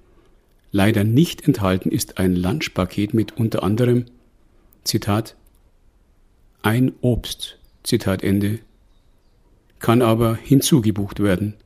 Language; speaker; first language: German; native; German